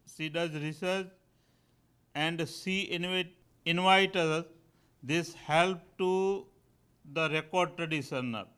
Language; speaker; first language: English; non-native, local second language; Kachhi